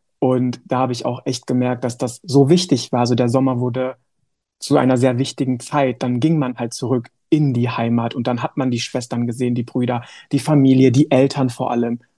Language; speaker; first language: German; early bilingual, other home language; Turkish